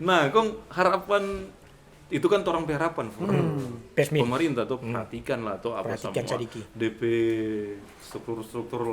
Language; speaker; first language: Indonesian; non-native, local second language; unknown